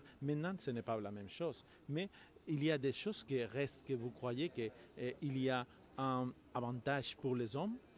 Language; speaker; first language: French; non-native, learner; Spanish